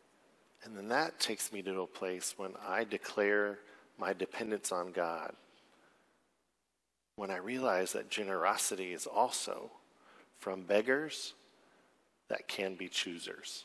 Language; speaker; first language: English; native; English